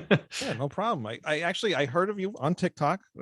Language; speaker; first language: English; native; English